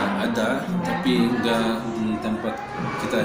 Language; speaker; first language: Indonesian; non-native, learner; Turkish